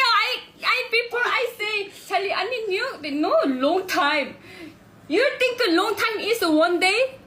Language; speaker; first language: English; non-native, learner; Korean